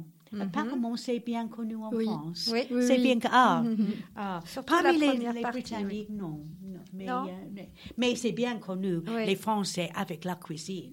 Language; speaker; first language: French; non-native, learner; English